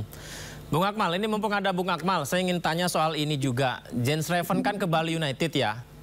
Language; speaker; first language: Indonesian; native; Indonesian